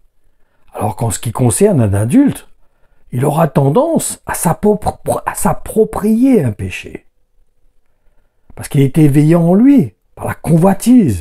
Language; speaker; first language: French; native; French